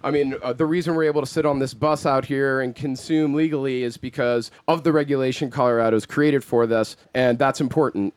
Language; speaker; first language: English; native; English